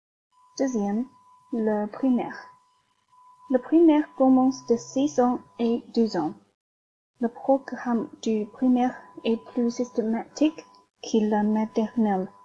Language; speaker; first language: French; non-native, learner; Chinese